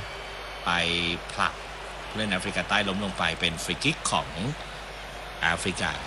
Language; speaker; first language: Thai; native; Thai